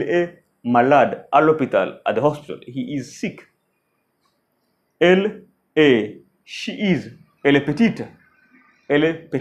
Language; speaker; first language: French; non-native, fluent; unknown